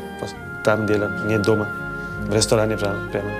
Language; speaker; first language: Russian; non-native, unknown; Italian